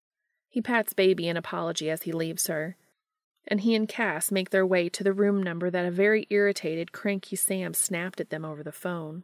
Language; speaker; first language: English; native; English